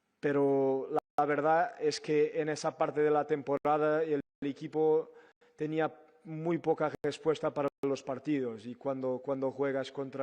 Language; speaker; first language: Spanish; non-native, fluent; Portuguese